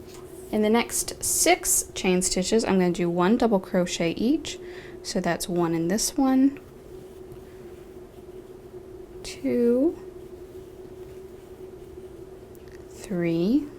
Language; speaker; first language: English; native; English